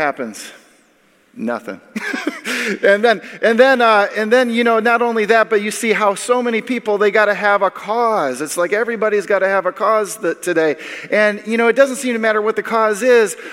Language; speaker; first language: English; native; English